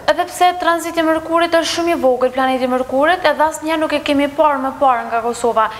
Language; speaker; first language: Albanian; native; Albanian